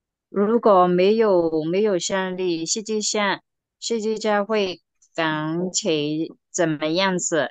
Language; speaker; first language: Chinese; non-native, learner; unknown